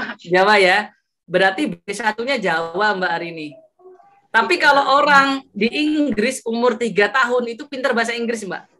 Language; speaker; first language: Indonesian; non-native, local second language; Javanese